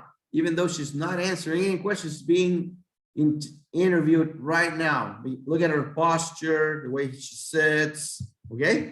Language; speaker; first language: English; non-native, fluent; Spanish